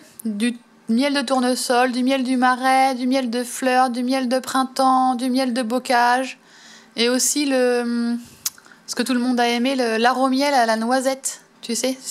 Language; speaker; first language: French; native; French